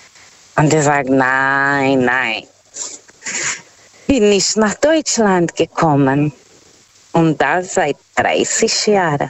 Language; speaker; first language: German; non-native, fluent; Portuguese